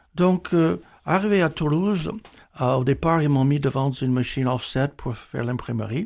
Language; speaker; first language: French; non-native, fluent; English